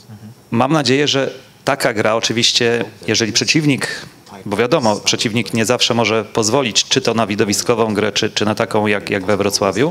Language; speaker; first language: Polish; native; Polish